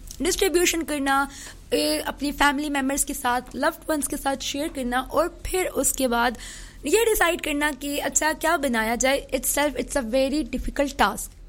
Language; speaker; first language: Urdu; early bilingual, heritage; Urdu